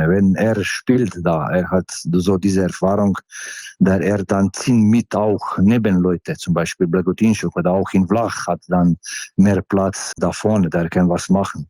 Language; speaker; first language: German; non-native, fluent; Slovenian